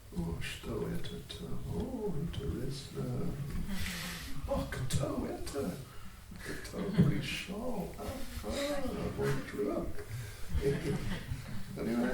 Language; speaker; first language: Russian; non-native, learner; English